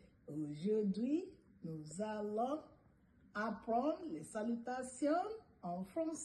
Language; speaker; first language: French; non-native, fluent; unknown